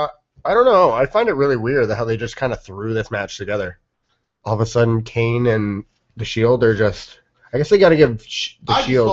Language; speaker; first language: English; native; English